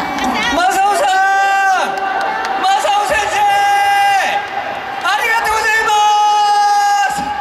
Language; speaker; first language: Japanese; non-native, learner; Korean